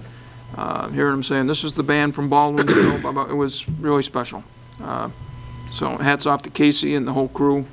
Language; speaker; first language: English; native; English